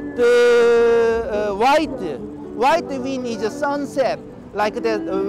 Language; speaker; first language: English; non-native, learner; Korean